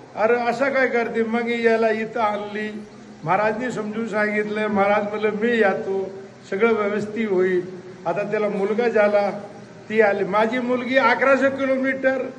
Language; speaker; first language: Marathi; non-native, fluent; Hindi